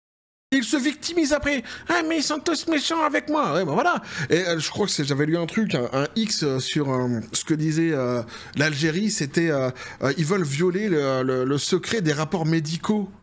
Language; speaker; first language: French; native; French